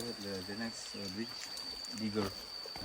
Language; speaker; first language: English; non-native, learner; Indonesian